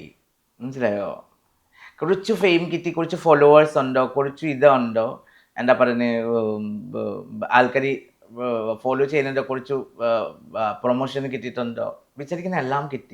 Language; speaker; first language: Malayalam; non-native, fluent; Assamese